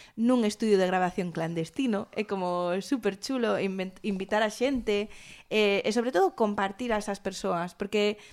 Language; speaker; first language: Galician; non-native, local second language; Spanish